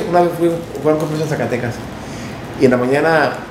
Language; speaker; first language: Spanish; early bilingual, heritage; Spanish